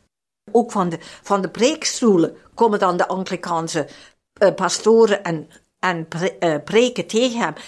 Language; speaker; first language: Dutch; non-native, fluent; German